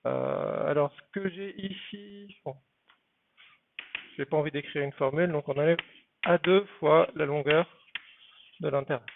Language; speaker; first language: French; native; French